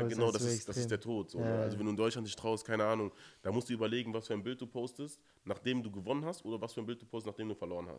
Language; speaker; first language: German; native; German